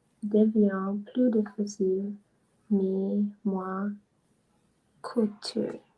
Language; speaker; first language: French; non-native, learner; English